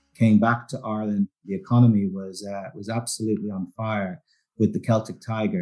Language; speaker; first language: English; native; English